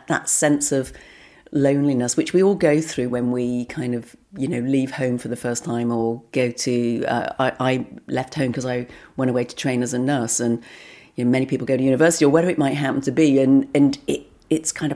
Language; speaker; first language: English; native; English